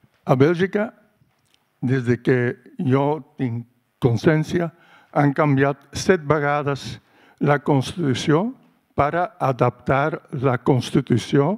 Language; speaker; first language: Catalan; non-native, fluent; Dutch